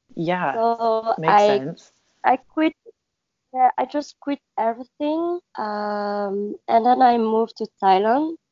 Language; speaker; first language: English; non-native, learner; French